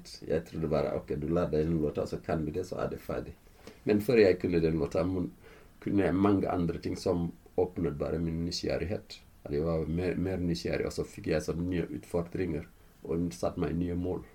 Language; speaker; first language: Norwegian; non-native, fluent; Fula